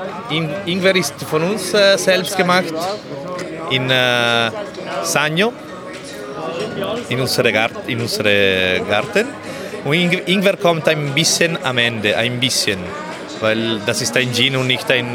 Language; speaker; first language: German; non-native, learner; Italian